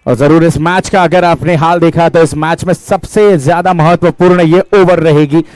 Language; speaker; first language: Hindi; non-native, local second language; Marathi